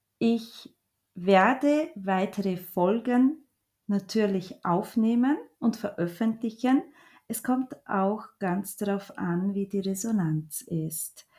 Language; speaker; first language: German; early bilingual, other home language; Turkish